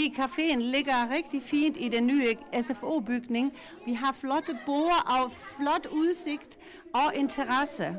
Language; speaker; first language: Danish; non-native, local second language; German